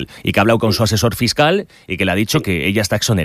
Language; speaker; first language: Spanish; native; Spanish